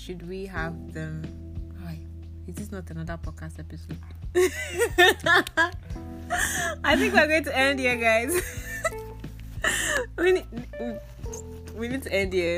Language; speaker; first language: English; non-native, local second language; Yoruba